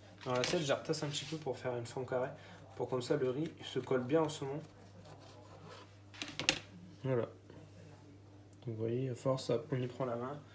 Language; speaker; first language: French; native; French